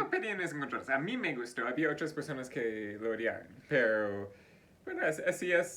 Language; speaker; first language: Spanish; non-native, fluent; English